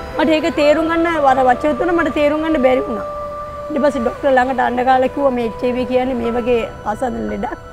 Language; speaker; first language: Sinhala; non-native, local second language; Tamil